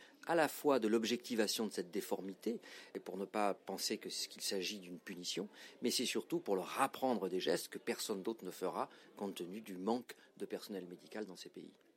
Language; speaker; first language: French; native; French